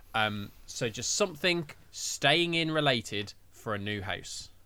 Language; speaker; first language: English; native; English